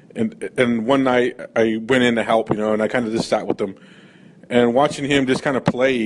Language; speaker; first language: English; native; English